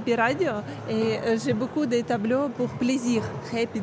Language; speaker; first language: French; non-native, learner; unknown